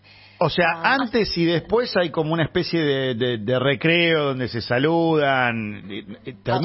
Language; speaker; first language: Spanish; native; Spanish